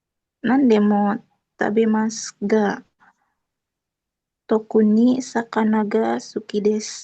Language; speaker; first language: Japanese; non-native, learner; Indonesian